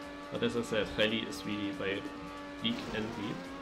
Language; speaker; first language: English; non-native, fluent; German